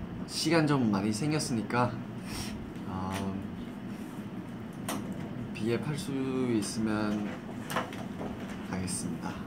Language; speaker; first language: Korean; non-native, fluent; English